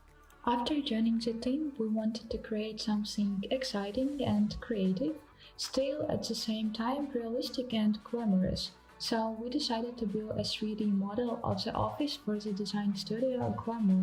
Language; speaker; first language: English; non-native, fluent; Ukrainian